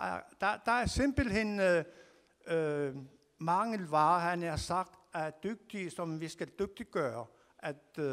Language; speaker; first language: Danish; non-native, local second language; Kalaallisut